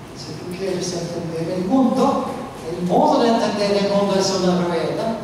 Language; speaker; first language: Spanish; non-native, fluent; Norwegian